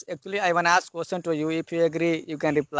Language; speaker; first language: English; non-native, learner; Hindi